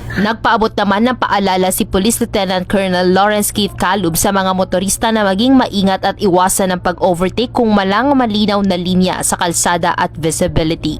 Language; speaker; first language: Filipino; non-native, local second language; Pangasinan